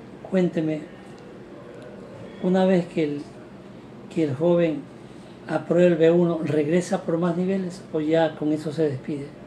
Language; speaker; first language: Spanish; native; Spanish